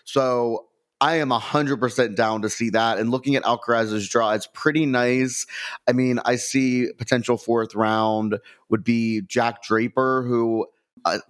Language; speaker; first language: English; native; English